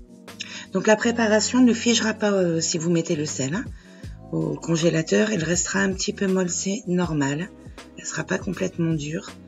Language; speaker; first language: French; native; French